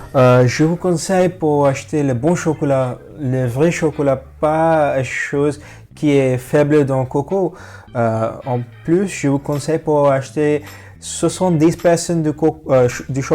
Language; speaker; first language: French; non-native, fluent; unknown